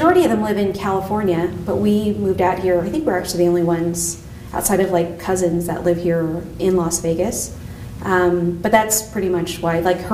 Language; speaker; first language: English; native; English